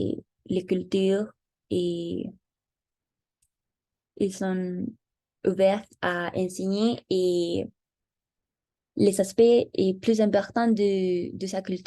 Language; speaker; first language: French; non-native, learner; Spanish